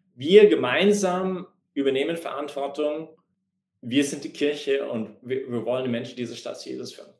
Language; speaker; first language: German; non-native, fluent; English